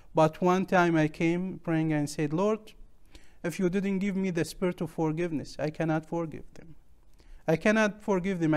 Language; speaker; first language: English; non-native, learner; Arabic